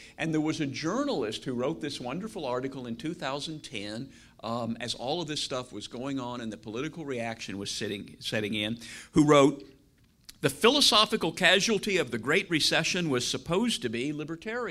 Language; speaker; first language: English; native; English